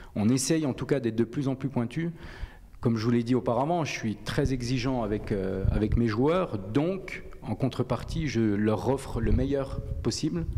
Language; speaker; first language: French; native; French